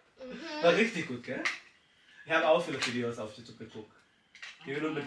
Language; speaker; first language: German; non-native, fluent; Indonesian